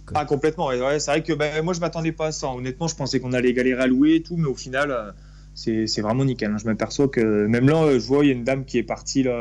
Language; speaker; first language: French; native; French